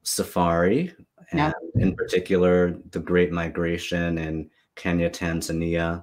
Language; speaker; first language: English; native; English